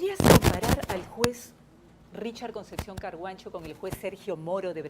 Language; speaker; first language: Spanish; native; Spanish